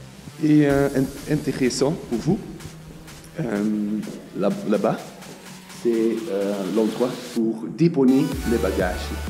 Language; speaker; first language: French; non-native, learner; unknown